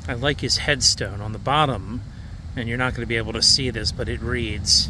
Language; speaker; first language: English; native; English